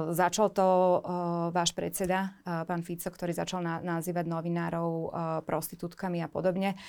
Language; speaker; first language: Slovak; native; Slovak